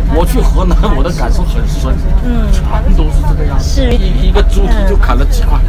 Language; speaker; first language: Chinese; native; Chinese